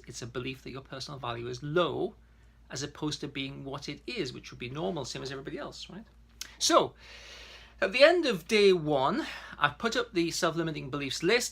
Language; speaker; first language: English; native; English